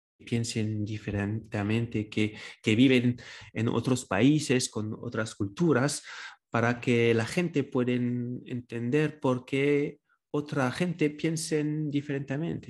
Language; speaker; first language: Spanish; non-native, fluent; French